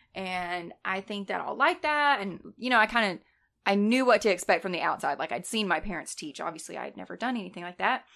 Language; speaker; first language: English; native; English